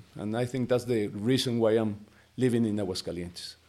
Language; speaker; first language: English; non-native, fluent; Spanish